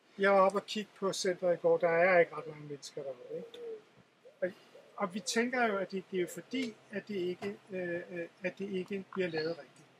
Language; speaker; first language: Danish; native; Danish